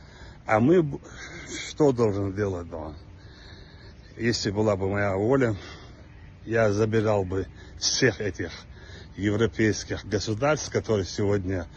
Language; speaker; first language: Russian; non-native, local second language; Chechen